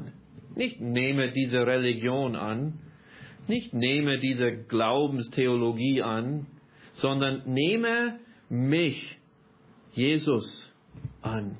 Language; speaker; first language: German; non-native, fluent; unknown